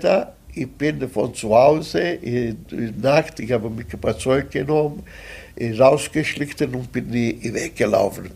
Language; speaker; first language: German; non-native, fluent; Italian